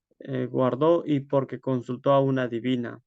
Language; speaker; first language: Spanish; native; Spanish